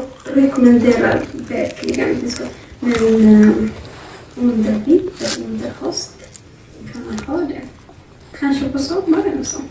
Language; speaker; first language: Swedish; non-native, learner; Amharic